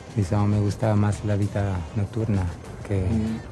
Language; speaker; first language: Spanish; non-native, learner; Italian